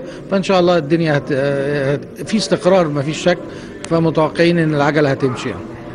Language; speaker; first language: Arabic; native; Arabic